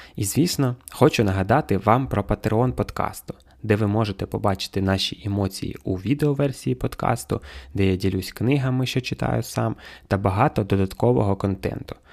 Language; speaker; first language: Ukrainian; non-native, local second language; Russian